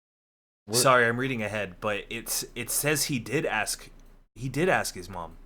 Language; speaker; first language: English; native; English